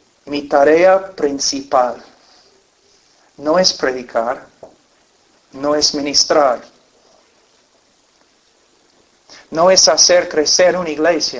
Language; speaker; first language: Spanish; non-native, fluent; English